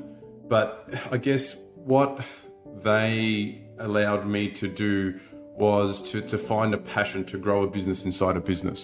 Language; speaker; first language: English; native; English